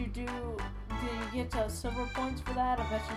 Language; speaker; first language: English; native; English